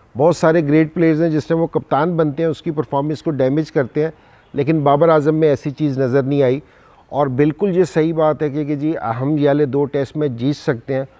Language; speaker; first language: Urdu; non-native, local second language; Punjabi